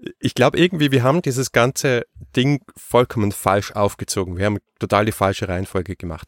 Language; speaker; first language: German; native; German